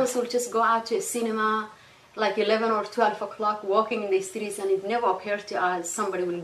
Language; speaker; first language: English; non-native, fluent; Somali